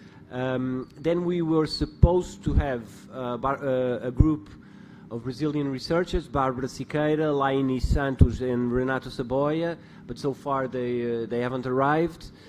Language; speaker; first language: English; non-native, fluent; Portuguese